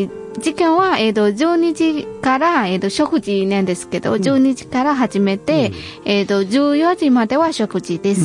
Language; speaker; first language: Japanese; non-native, learner; Burmese